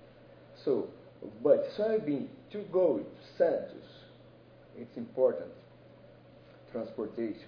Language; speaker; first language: English; non-native, learner; Portuguese